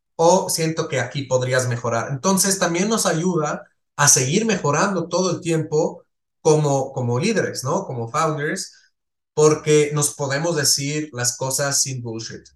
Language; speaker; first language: Spanish; non-native, fluent; Swiss German